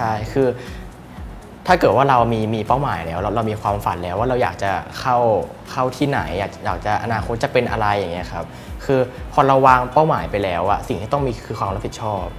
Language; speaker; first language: Thai; native; Thai